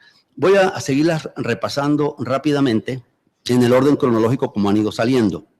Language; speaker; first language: Spanish; native; Spanish